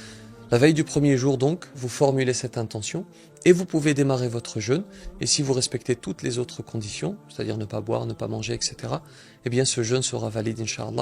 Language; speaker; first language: French; native; French